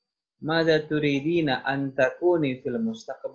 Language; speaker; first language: Arabic; non-native, fluent; Indonesian